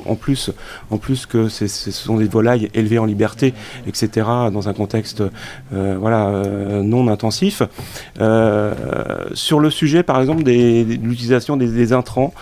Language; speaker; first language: French; native; French